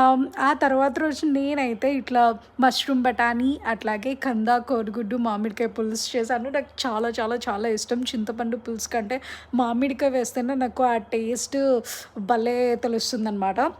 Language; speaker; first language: Telugu; native; Telugu